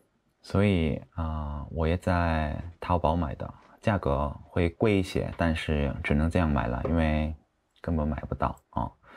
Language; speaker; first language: Chinese; non-native, fluent; Korean